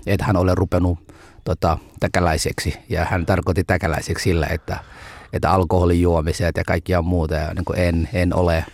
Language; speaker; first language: Finnish; non-native, fluent; Somali